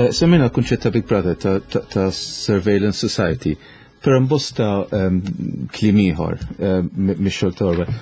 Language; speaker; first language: Maltese; native; Maltese